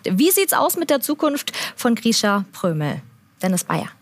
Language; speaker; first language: German; native; German